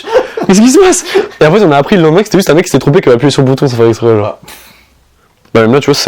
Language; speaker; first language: French; native; French